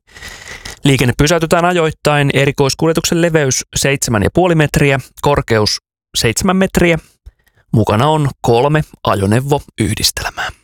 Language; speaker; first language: Finnish; native; Finnish